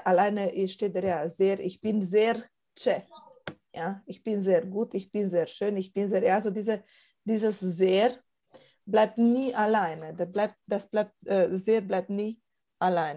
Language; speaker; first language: German; non-native, fluent; Romanian